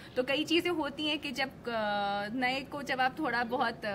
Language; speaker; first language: Hindi; native; Hindi